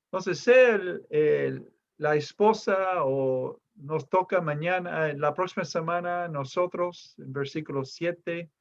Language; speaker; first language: Spanish; non-native, fluent; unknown